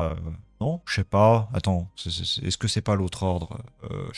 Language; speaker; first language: French; native; French